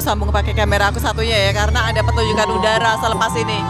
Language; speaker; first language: Indonesian; native; Indonesian